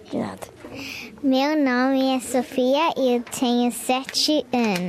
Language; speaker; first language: Portuguese; early bilingual, heritage; Portuguese